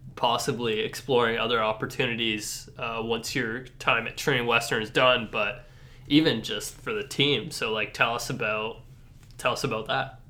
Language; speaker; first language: English; native; English